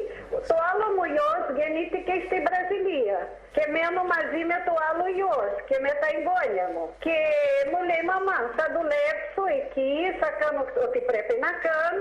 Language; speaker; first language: Greek; non-native, fluent; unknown